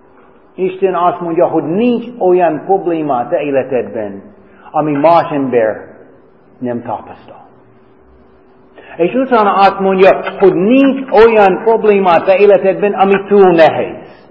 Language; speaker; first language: Hungarian; non-native, fluent; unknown